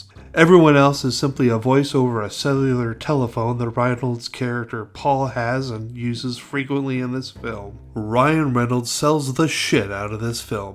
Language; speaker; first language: English; native; English